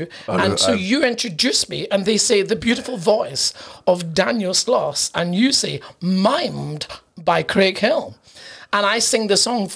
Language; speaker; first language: English; native; English